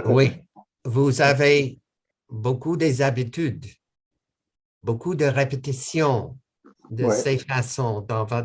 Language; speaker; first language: French; non-native, local second language; English